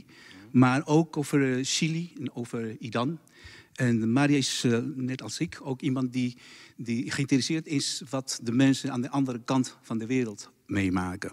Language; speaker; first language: Dutch; non-native, fluent; Spanish